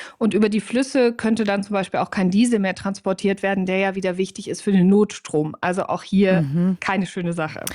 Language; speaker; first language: German; native; German